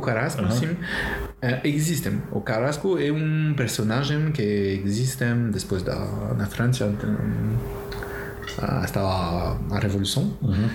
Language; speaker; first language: Portuguese; non-native, learner; French